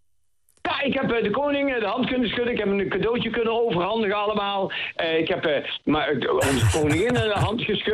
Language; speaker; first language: Dutch; native; Dutch